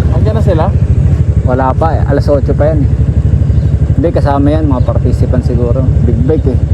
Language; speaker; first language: Filipino; native; Filipino